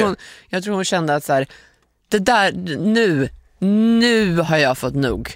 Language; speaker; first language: Swedish; native; Swedish